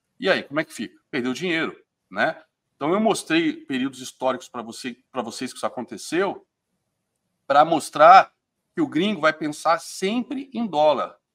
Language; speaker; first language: Portuguese; native; Portuguese